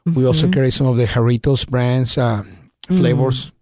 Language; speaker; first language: English; early bilingual, other home language; Spanish